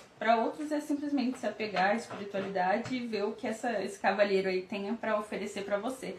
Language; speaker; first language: Portuguese; native; Portuguese